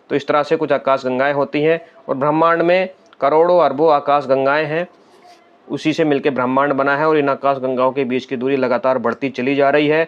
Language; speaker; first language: Hindi; native; Hindi